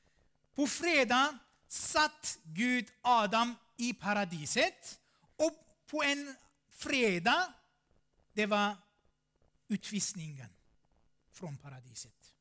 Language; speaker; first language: Swedish; non-native, fluent; Armenian